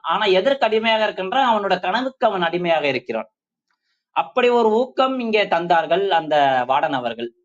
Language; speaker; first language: Tamil; non-native, local second language; Urdu